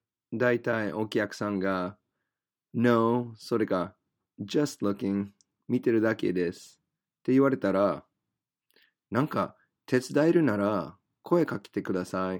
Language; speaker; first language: Japanese; non-native, fluent; English